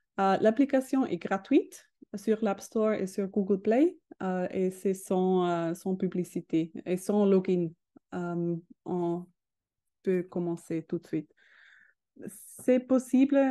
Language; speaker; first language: French; non-native, learner; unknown